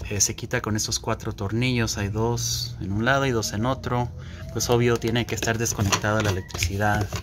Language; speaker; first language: Spanish; early bilingual, heritage; Spanish